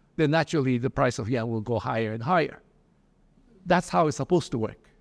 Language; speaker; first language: English; early bilingual, other home language; Japanese